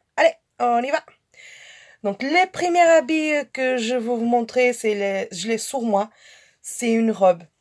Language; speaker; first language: French; non-native, fluent; Portuguese